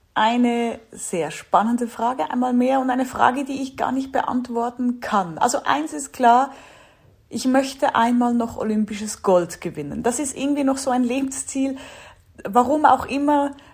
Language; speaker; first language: German; native; German